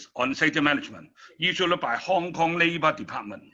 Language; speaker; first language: English; non-native, learner; Chinese